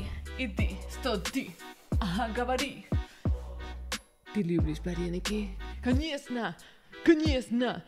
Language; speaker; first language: Russian; non-native, learner; Spanish